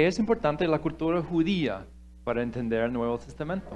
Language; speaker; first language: Spanish; non-native, fluent; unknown